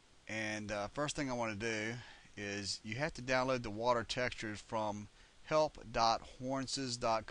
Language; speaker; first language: English; native; English